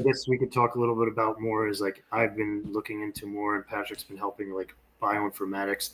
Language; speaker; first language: English; native; English